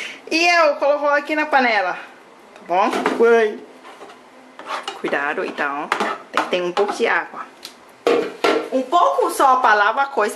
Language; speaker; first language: Portuguese; non-native, fluent; Thai